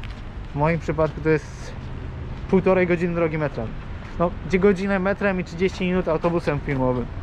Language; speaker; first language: Polish; native; Polish